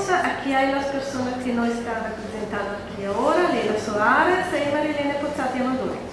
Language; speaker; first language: Spanish; non-native, fluent; Italian